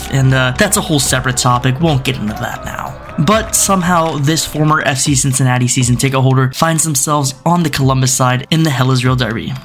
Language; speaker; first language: English; native; English